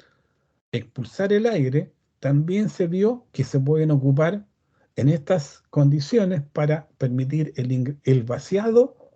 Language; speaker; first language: Spanish; native; Spanish